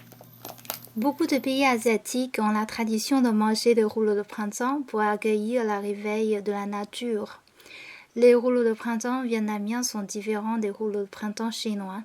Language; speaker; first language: French; non-native, fluent; Chinese